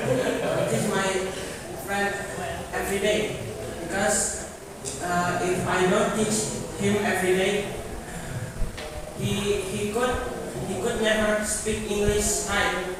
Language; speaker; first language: English; non-native, learner; Indonesian